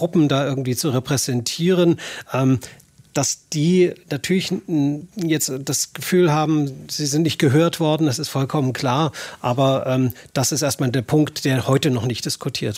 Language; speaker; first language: German; native; German